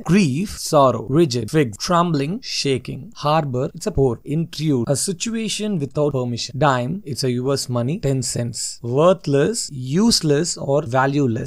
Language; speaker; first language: English; non-native, local second language; Tamil